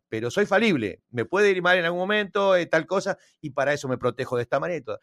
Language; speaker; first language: Spanish; native; Spanish